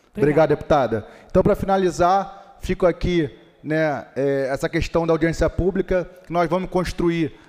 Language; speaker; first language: Portuguese; native; Portuguese